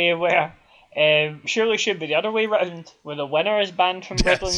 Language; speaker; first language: English; native; English